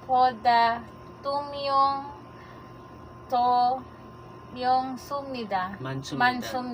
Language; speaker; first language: Korean; non-native, learner; Filipino